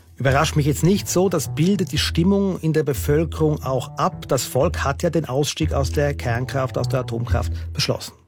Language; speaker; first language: German; native; German